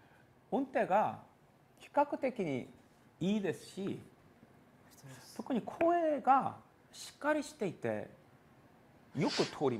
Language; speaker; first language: Japanese; non-native, learner; Korean